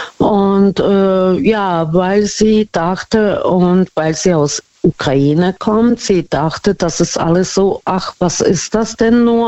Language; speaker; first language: German; non-native, fluent; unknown